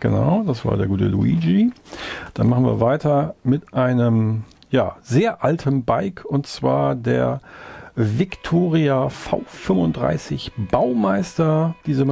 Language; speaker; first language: German; native; German